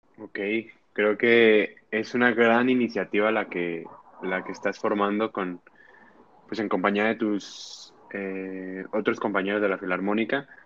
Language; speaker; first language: Spanish; native; Spanish